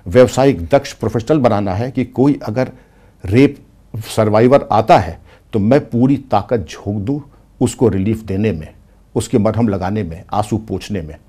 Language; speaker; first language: Hindi; native; Hindi